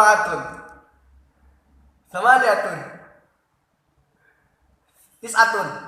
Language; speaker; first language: Arabic; non-native, fluent; Indonesian